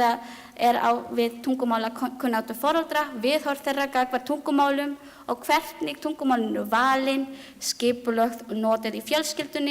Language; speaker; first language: Icelandic; non-native, learner; Filipino